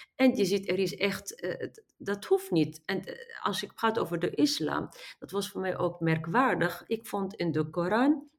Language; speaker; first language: Dutch; non-native, fluent; Arabic